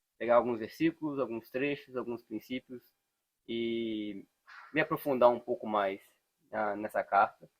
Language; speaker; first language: Portuguese; native; Portuguese